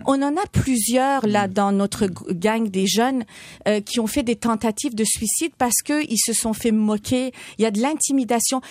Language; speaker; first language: French; early bilingual, other home language; Persian